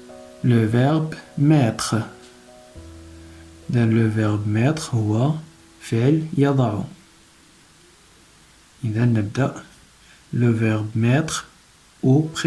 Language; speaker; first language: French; non-native, local second language; Arabic